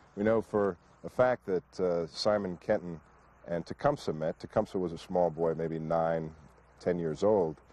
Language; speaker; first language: English; native; English